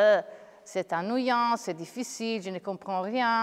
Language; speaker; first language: French; non-native, fluent; Italian